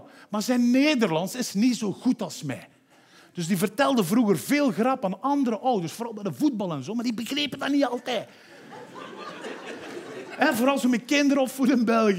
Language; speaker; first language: Dutch; early bilingual, other home language; Turkish